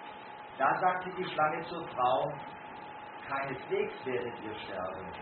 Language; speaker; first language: German; native; German